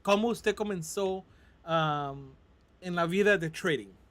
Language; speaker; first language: Spanish; non-native, fluent; English